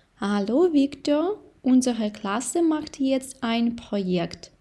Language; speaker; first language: German; non-native, fluent; Ukrainian